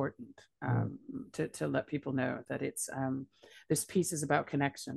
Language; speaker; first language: English; native; English